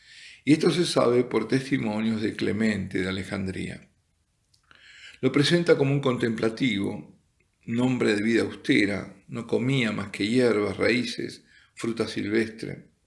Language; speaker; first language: Spanish; native; Spanish